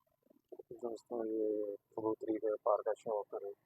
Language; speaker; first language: Hindi; non-native, local second language; Punjabi